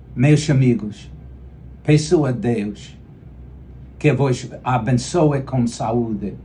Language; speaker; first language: Portuguese; non-native, learner; English